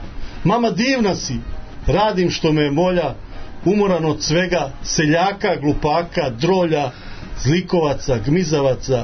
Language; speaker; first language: Serbian; native; Serbian